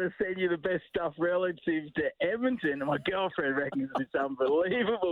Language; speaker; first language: English; native; English